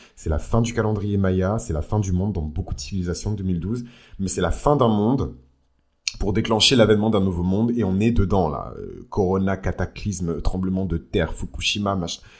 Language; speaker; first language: French; early bilingual, other home language; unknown